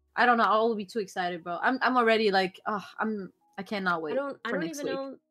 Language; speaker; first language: English; non-native, fluent; Arabic